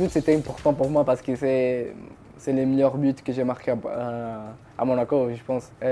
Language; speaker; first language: French; non-native, fluent; Portuguese